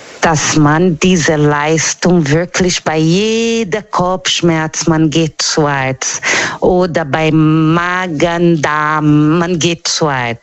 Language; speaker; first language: German; non-native, learner; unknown